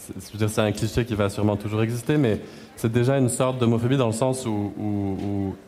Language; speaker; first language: French; native; French